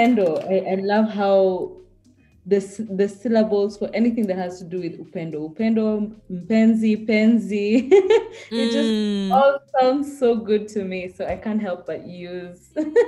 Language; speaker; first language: English; native; English